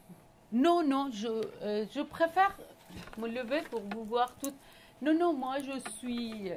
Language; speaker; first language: French; non-native, fluent; Persian